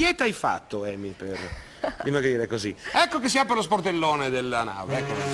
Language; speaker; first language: Italian; native; Italian